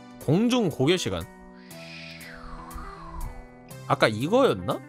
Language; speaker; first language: Korean; native; Korean